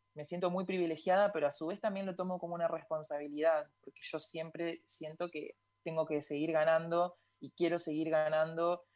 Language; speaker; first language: Spanish; native; Spanish